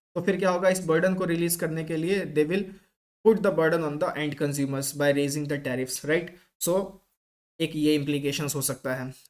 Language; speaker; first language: Hindi; native; Hindi